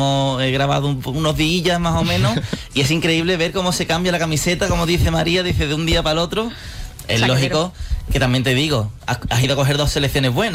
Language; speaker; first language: Spanish; native; Spanish